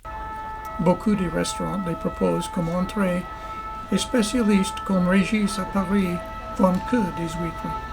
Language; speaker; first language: French; non-native, fluent; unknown